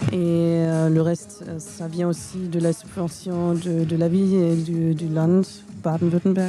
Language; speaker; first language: French; non-native, fluent; German